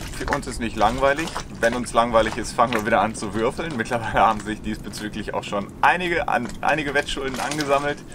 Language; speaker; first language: German; native; German